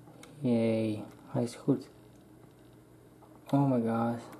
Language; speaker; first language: Dutch; non-native, local second language; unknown